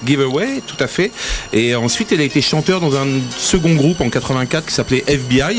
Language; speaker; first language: French; native; French